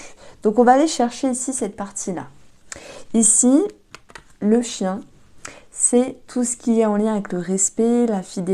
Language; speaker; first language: French; native; French